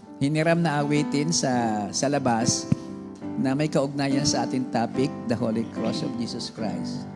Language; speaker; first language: Filipino; native; Filipino